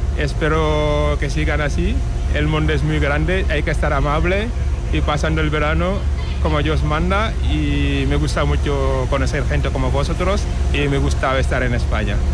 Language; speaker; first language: Spanish; non-native, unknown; Wolof